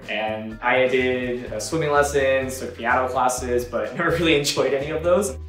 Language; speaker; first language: English; native; English